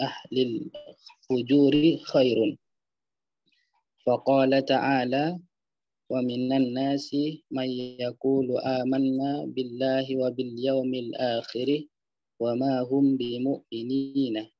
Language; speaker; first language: Arabic; non-native, learner; Indonesian